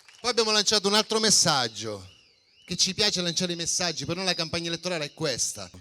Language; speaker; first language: Italian; native; Italian